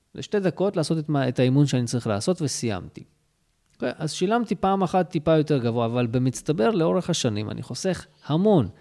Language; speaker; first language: Hebrew; early bilingual, other home language; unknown